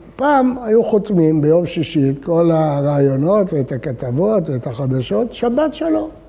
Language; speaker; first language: Hebrew; early bilingual, other home language; Arabic